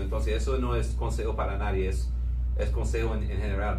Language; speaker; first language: Spanish; non-native, fluent; English